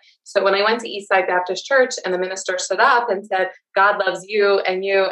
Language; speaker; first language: English; native; English